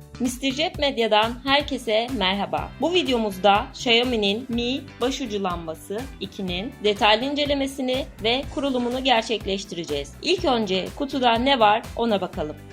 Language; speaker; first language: Turkish; native; Turkish